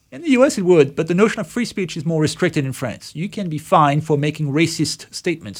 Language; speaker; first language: English; non-native, fluent; French